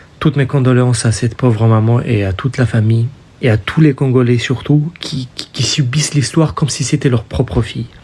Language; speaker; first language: French; native; French